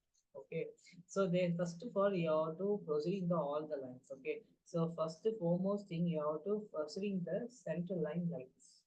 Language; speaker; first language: English; non-native, local second language; Tamil